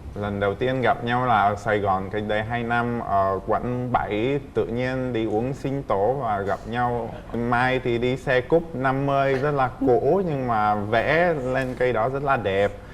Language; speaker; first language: Vietnamese; non-native, fluent; Czech